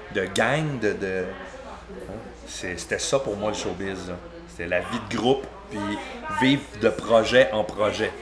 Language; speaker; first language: French; native; French